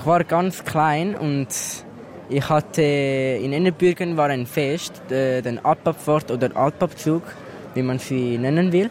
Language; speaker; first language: German; non-native, local second language; Italian